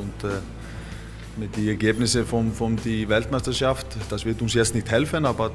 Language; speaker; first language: German; non-native, fluent; Icelandic